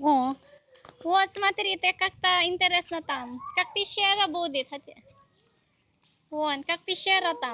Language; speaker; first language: Russian; non-native, learner; Filipino